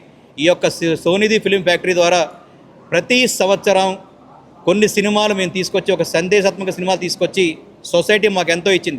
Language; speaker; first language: Telugu; native; Telugu